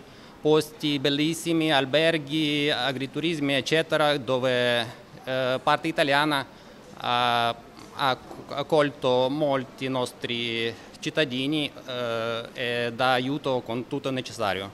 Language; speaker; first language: Italian; non-native, fluent; Ukrainian